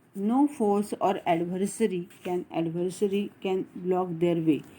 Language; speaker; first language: English; non-native, local second language; Marathi